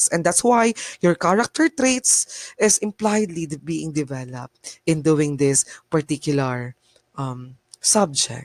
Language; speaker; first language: English; non-native, local second language; Bikol